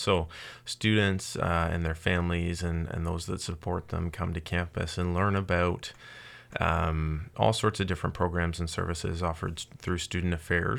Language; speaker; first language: English; native; English